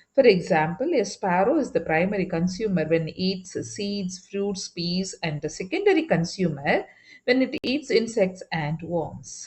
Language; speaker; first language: English; non-native, local second language; Tamil